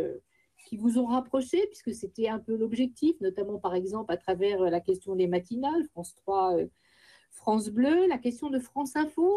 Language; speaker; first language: French; native; French